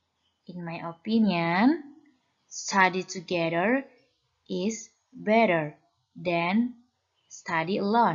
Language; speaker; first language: English; non-native, fluent; Indonesian